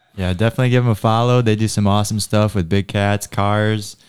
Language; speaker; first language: English; native; English